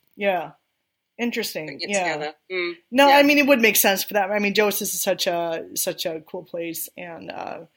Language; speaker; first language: English; non-native, fluent; Swedish